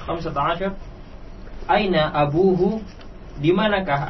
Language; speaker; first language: Arabic; non-native, learner; Indonesian